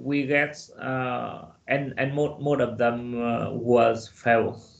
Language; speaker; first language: English; non-native, learner; Vietnamese